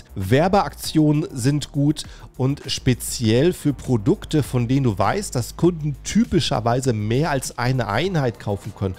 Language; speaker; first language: German; native; German